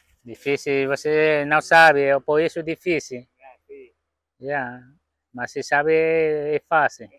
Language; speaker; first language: Portuguese; non-native, local second language; Vietnamese